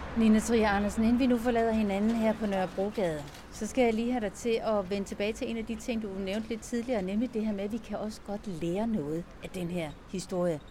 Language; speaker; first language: Danish; native; Danish